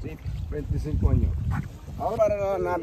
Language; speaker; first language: Spanish; non-native, local second language; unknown